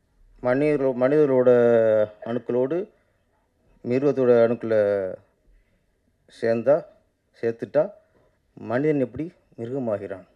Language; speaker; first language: Tamil; native; Tamil